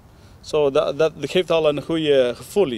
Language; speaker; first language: Dutch; non-native, learner; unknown